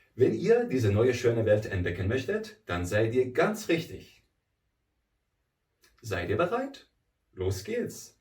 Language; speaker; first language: German; non-native, fluent; Persian